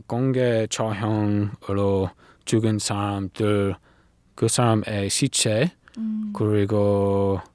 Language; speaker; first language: Korean; non-native, learner; English